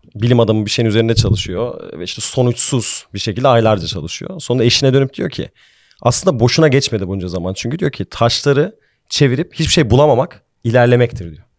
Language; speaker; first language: Turkish; early bilingual, heritage; Turkish